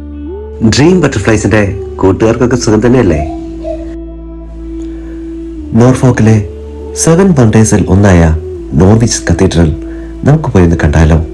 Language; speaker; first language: Malayalam; native; Malayalam